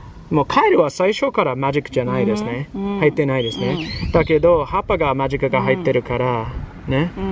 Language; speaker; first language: Japanese; non-native, learner; English